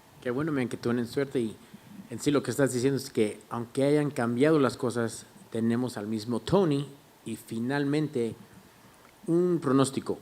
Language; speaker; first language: Spanish; native; Spanish